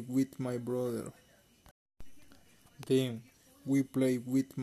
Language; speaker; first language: English; non-native, learner; Spanish